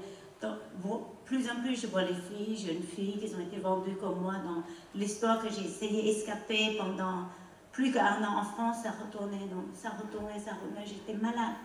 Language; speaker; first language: French; non-native, learner; Khmer